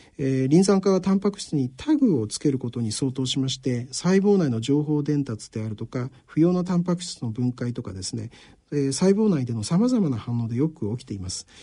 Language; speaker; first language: Japanese; native; Japanese